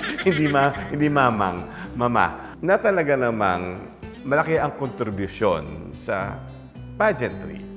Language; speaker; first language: Filipino; native; Filipino